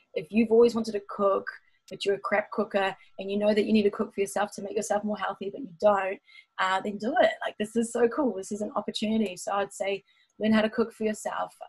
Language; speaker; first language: English; native; English